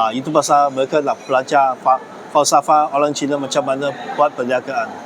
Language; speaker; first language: Malay; non-native, local second language; Chinese